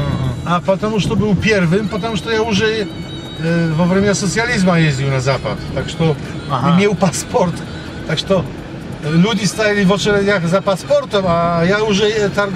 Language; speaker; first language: Russian; non-native, learner; Polish